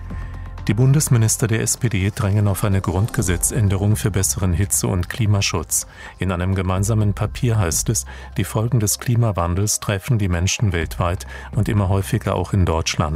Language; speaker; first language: German; native; German